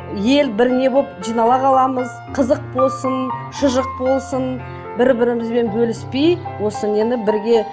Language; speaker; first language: Kazakh; native; Kazakh